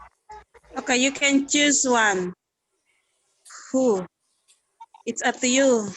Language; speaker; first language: English; non-native, learner; Indonesian